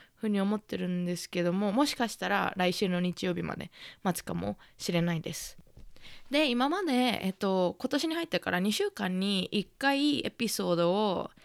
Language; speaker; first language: Japanese; native; Japanese